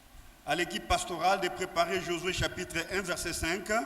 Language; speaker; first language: French; non-native, local second language; Lingala